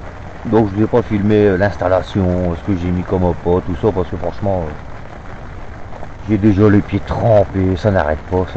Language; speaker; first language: French; native; French